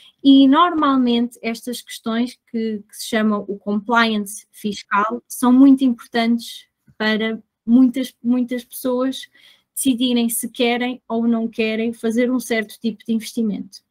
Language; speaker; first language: Portuguese; native; Portuguese